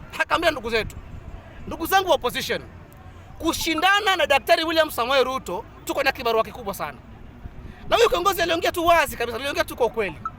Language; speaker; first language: Swahili; non-native, local second language; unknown